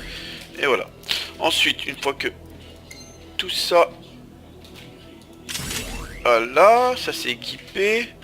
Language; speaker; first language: French; native; French